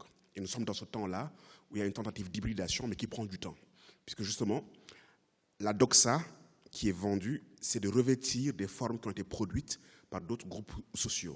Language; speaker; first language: French; native; French